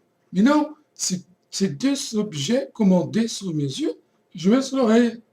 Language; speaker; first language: French; non-native, fluent; Portuguese